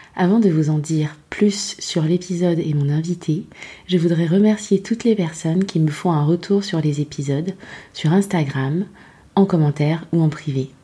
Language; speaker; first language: French; native; French